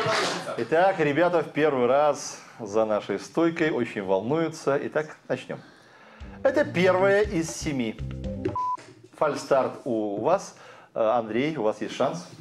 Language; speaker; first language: Russian; native; Russian